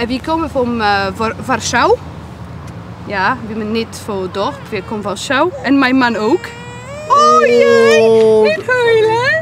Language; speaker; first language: Dutch; non-native, learner; Polish